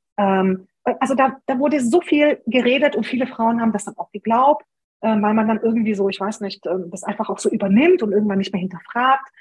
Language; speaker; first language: German; early bilingual, other home language; Hungarian